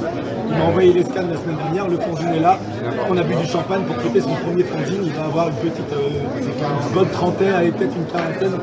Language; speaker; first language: French; native; French